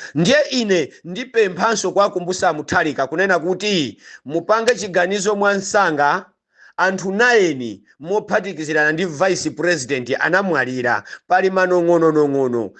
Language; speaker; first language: Nyanja; native; Nyanja